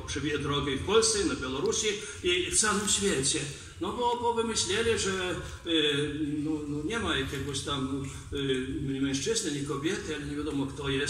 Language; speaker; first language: Polish; non-native, fluent; Belarusian